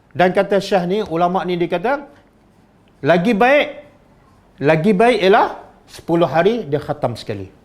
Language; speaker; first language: Malay; native; Malay